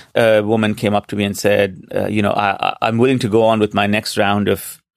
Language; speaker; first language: English; non-native, local second language; Hindi